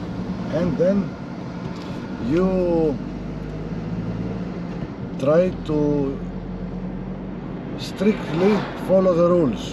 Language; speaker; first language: English; non-native, learner; Greek